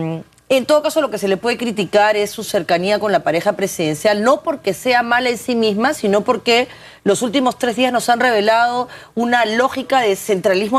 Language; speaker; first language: Spanish; native; Spanish